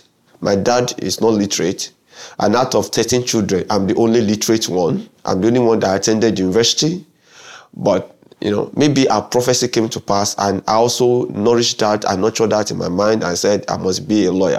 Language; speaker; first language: English; non-native, local second language; Yoruba